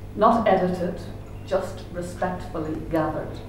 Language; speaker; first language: English; native; English